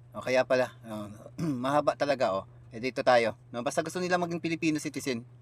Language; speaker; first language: Filipino; native; Filipino